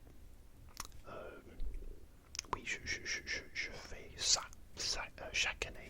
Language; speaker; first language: French; non-native, learner; English